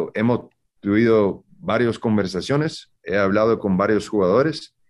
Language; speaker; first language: Spanish; early bilingual, heritage; Spanish